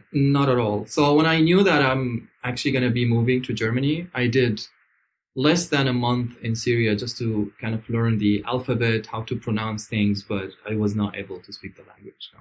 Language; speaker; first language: English; non-native, fluent; Arabic